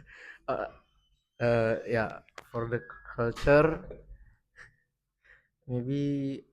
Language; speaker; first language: English; non-native, learner; Indonesian